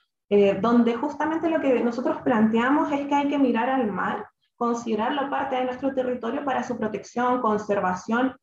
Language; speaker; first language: Spanish; native; Spanish